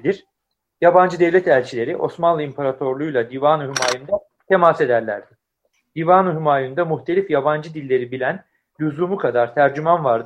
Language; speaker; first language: Turkish; native; Turkish